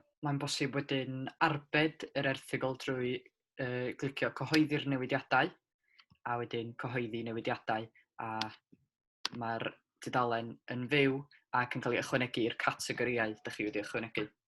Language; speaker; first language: Welsh; native; Welsh